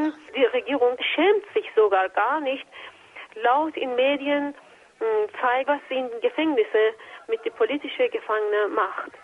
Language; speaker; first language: German; non-native, fluent; Persian